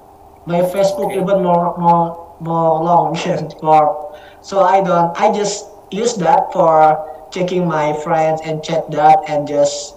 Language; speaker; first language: English; non-native, learner; Indonesian